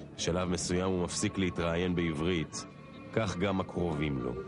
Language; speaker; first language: Hebrew; native; Hebrew